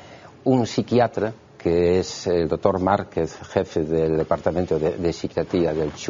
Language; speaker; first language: Spanish; native; Spanish